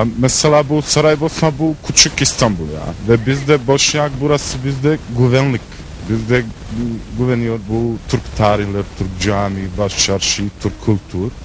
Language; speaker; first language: Turkish; non-native, learner; Bosnian